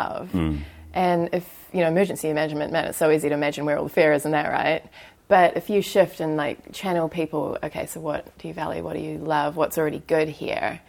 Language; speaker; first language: English; native; English